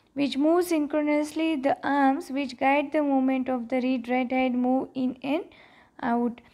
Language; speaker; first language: English; non-native, local second language; Gujarati